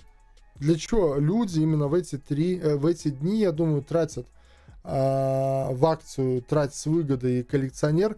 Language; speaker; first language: Russian; native; Russian